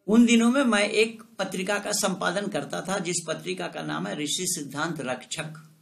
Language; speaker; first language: Hindi; non-native, local second language; Bangla